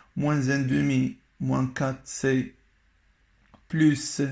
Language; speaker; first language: French; non-native, local second language; Arabic